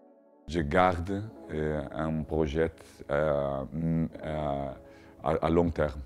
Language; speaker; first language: French; non-native, learner; Portuguese